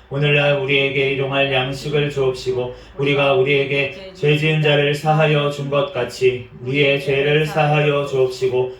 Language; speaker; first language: Korean; native; Korean